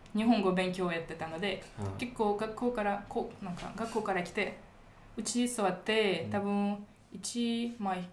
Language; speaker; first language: Japanese; non-native, fluent; Russian